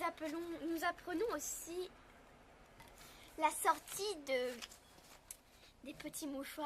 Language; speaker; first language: French; native; French